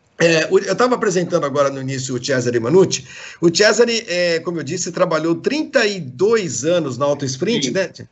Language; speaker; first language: Portuguese; native; Portuguese